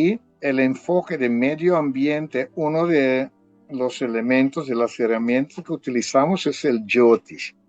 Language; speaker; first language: Spanish; non-native, fluent; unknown